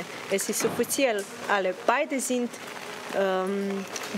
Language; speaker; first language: German; non-native, fluent; Slovenian